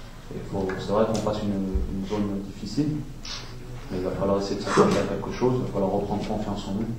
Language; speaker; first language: French; native; French